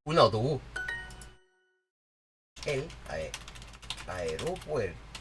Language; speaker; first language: Spanish; non-native, learner; English